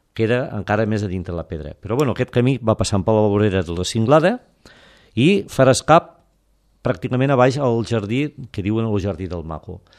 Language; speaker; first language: Catalan; native; Catalan